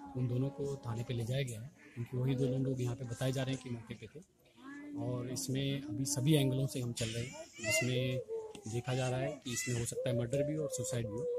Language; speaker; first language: Hindi; native; Hindi